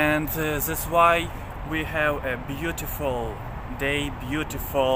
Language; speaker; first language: English; non-native, learner; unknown